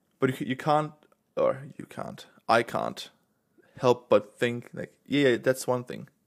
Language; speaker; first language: English; non-native, fluent; Danish